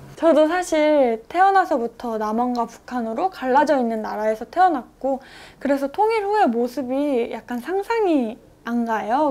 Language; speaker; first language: Korean; native; Korean